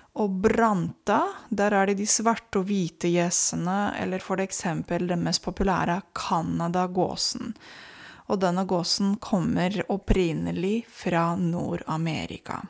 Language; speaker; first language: Norwegian; non-native, fluent; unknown